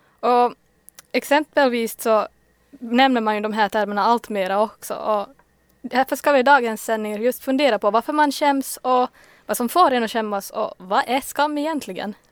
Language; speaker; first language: Swedish; native; Swedish